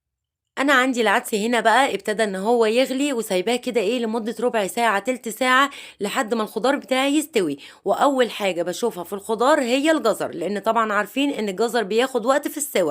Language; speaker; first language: Arabic; native; Arabic